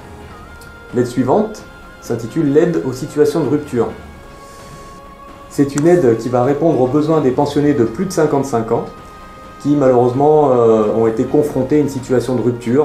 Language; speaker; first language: French; native; French